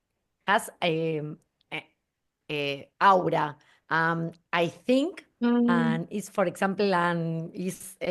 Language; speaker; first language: English; non-native, learner; Spanish